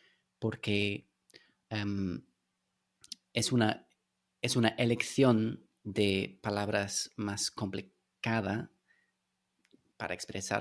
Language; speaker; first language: Spanish; non-native, fluent; English